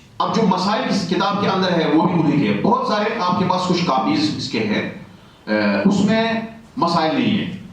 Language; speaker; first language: Urdu; non-native, local second language; Kashmiri